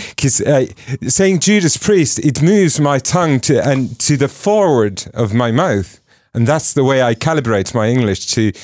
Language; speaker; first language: English; non-native, fluent; Finnish